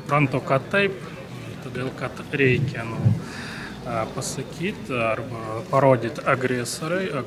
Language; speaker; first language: Lithuanian; non-native, fluent; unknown